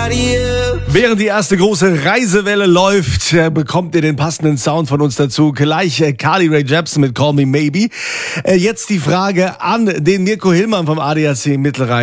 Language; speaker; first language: German; native; German